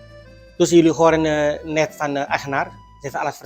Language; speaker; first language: Dutch; non-native, learner; Indonesian